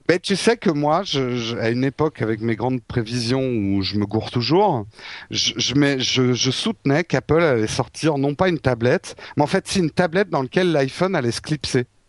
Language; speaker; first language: French; native; French